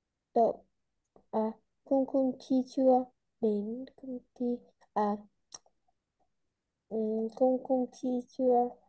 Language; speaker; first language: Chinese; non-native, learner; Vietnamese